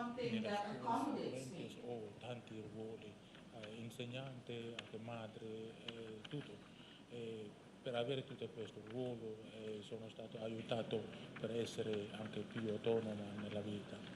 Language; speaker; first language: Italian; non-native, learner; Indonesian